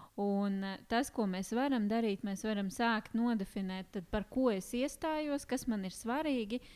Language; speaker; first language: Latvian; non-native, local second language; Russian